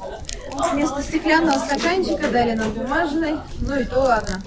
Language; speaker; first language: Russian; native; Russian